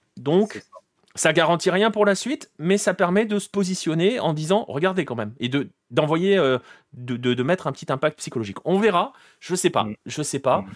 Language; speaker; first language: French; native; French